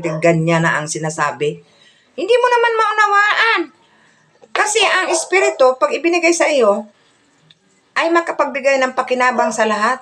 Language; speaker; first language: Filipino; non-native, local second language; Cebuano